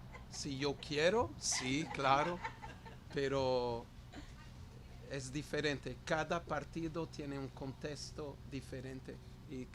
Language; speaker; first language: Spanish; non-native, fluent; Portuguese